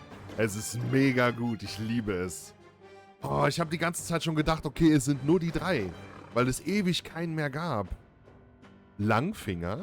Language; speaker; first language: German; native; German